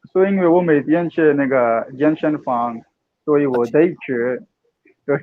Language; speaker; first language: Chinese; non-native, learner; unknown